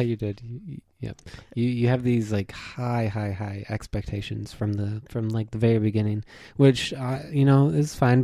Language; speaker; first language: English; native; English